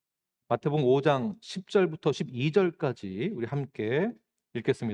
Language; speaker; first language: Korean; native; Korean